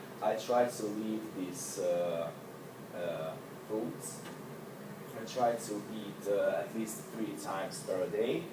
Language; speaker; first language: English; non-native, learner; Hungarian